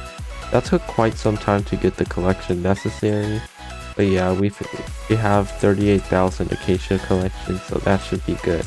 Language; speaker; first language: English; native; English